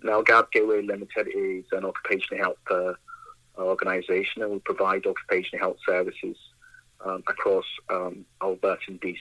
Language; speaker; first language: English; non-native, local second language; Akan